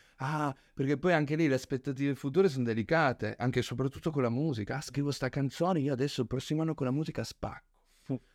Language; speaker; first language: Italian; early bilingual, other home language; Spanish